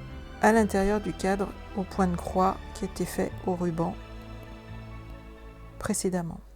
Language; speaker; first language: French; native; French